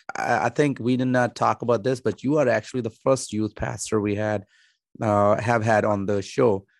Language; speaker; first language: English; non-native, fluent; Urdu